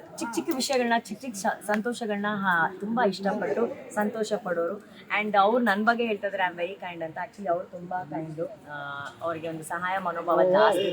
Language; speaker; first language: Kannada; non-native, local second language; Tulu